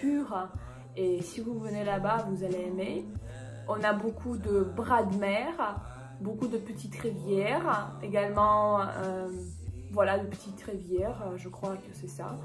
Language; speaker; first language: French; non-native, fluent; Ukrainian